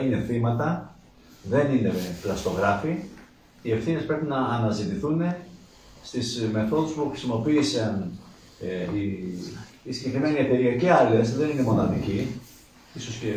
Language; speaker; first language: Greek; native; Greek